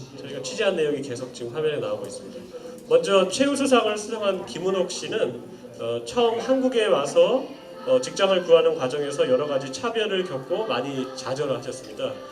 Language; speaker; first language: Korean; native; Korean